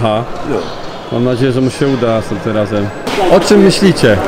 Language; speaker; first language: Polish; native; Polish